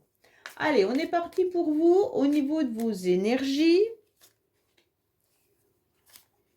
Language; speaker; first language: French; native; French